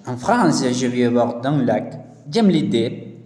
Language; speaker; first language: French; non-native, learner; Spanish